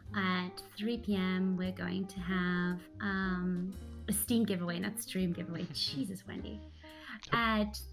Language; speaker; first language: English; early bilingual, other home language; German